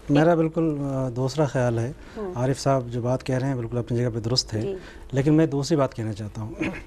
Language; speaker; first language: Urdu; native; Urdu